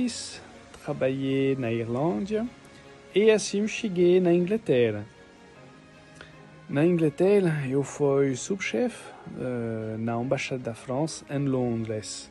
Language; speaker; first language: French; non-native, learner; Portuguese